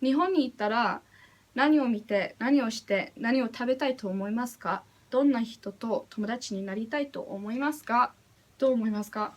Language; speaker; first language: Japanese; non-native, learner; English